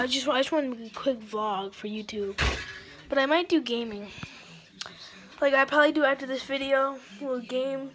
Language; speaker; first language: English; native; English